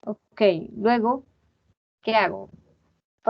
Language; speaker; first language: Spanish; native; Spanish